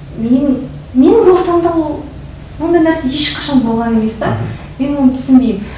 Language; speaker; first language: Kazakh; non-native, local second language; Russian